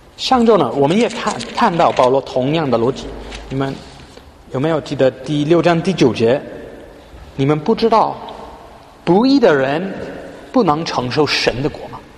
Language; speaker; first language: Chinese; non-native, fluent; English